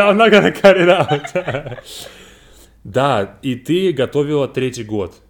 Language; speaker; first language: Russian; non-native, learner; English